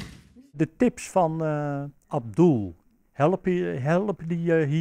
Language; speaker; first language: Dutch; native; Dutch